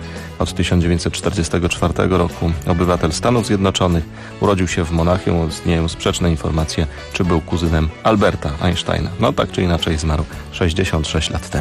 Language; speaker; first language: Polish; native; Polish